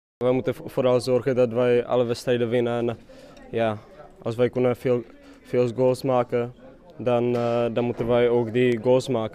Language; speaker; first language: Dutch; non-native, fluent; Czech